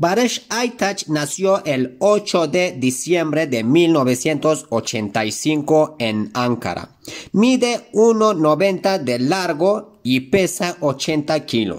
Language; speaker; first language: Spanish; non-native, fluent; Turkish